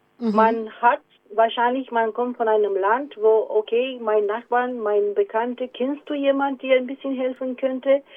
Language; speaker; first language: German; non-native, fluent; Romanian